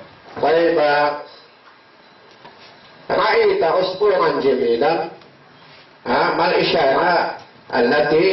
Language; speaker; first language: Arabic; non-native, fluent; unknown